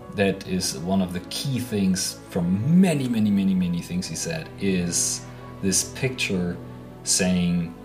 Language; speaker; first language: English; non-native, fluent; German